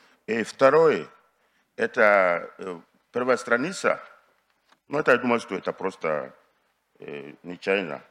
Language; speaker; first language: Russian; non-native, fluent; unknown